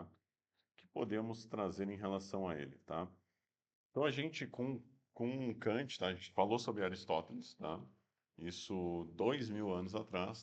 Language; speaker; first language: Portuguese; native; Portuguese